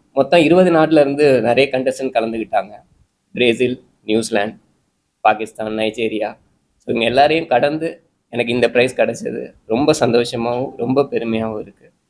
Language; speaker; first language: Tamil; native; Tamil